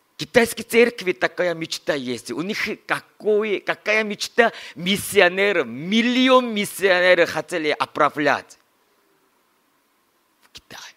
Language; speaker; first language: Russian; non-native, learner; Korean